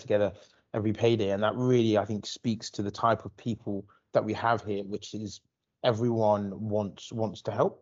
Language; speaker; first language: English; native; English